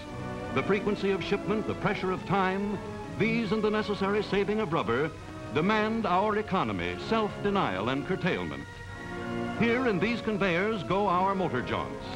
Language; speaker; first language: English; native; English